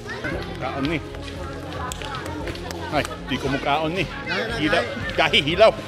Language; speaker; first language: Cebuano; non-native, learner; English